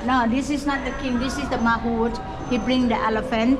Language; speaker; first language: English; non-native, fluent; Thai